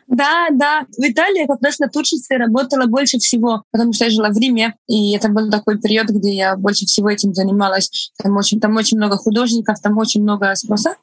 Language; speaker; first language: Russian; non-native, fluent; Estonian